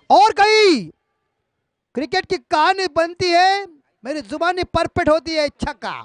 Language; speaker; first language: Hindi; non-native, local second language; Marathi